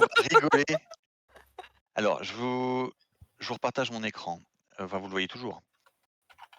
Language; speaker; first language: French; native; French